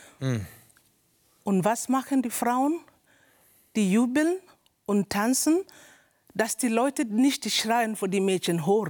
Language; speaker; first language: German; non-native, learner; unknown